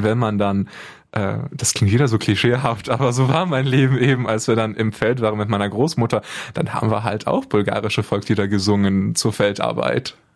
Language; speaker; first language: German; early bilingual, other home language; Bulgarian